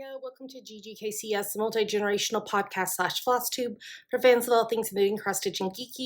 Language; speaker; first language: English; native; English